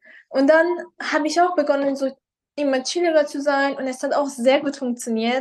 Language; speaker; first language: German; non-native, fluent; Persian